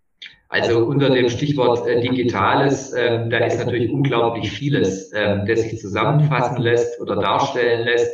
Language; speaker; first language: German; native; German